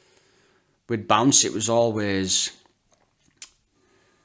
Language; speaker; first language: English; native; English